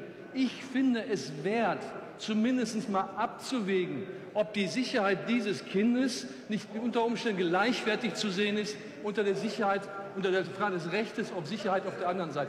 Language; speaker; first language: German; native; German